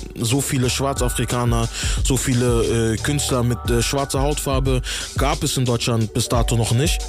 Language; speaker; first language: German; native; German